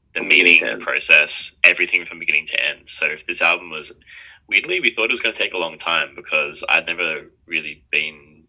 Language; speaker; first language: English; native; English